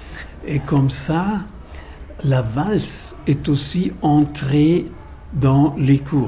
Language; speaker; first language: French; non-native, fluent; German